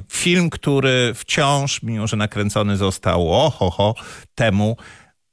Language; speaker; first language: Polish; native; Polish